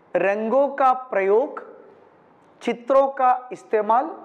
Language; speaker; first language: Hindi; non-native, local second language; Malayalam